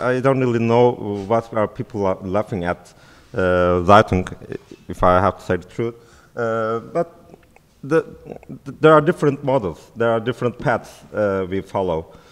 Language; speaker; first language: English; non-native, fluent; Turkish